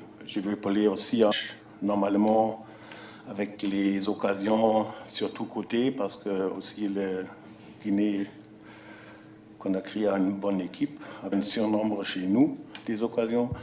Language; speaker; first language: French; non-native, fluent; German